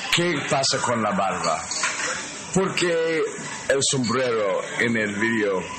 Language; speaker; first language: Spanish; non-native, learner; English